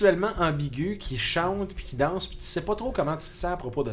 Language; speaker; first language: French; native; French